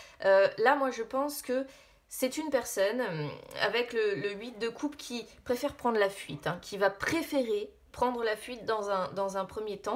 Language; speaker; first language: French; native; French